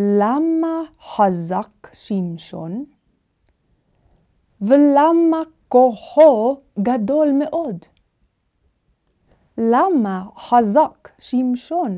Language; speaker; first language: Hebrew; non-native, fluent; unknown